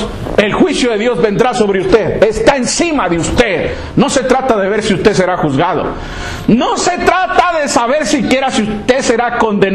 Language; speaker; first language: Spanish; native; Spanish